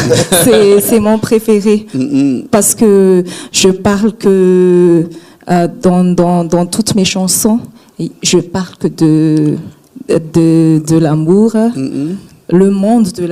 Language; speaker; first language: French; non-native, local second language; Malagasy